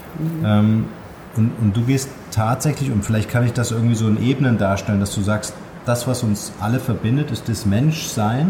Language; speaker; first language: German; native; German